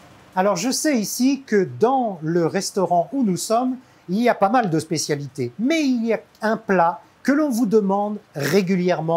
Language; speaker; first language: French; native; French